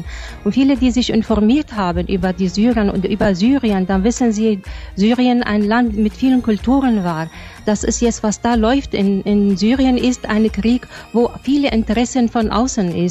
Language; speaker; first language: German; non-native, fluent; Arabic